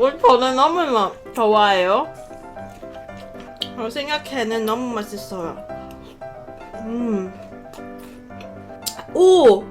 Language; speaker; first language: Korean; non-native, learner; Cantonese